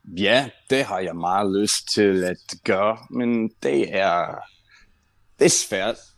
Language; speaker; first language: Danish; non-native, learner; English